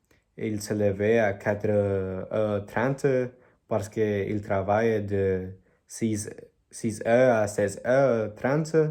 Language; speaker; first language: French; non-native, learner; Spanish